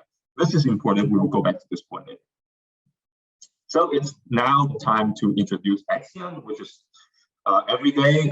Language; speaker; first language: English; non-native, fluent; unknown